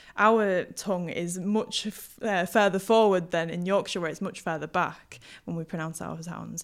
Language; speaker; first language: English; native; English